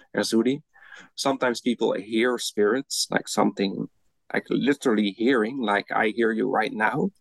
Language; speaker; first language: English; non-native, fluent; Dutch